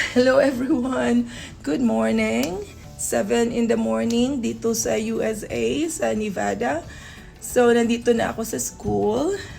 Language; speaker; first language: Filipino; non-native, local second language; Hiligaynon